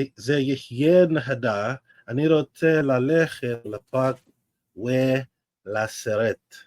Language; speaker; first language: Hebrew; non-native, learner; English